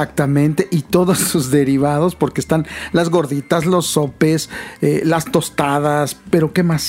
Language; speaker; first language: Spanish; native; Spanish